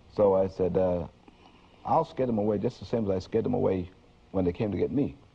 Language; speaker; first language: English; native; English